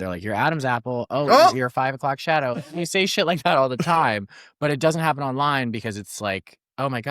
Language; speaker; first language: English; native; English